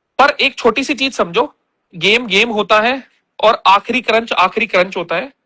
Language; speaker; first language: Hindi; native; Hindi